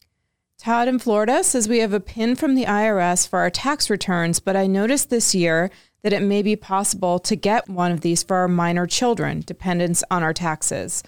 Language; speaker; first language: English; native; English